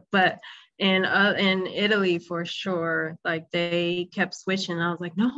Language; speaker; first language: English; native; English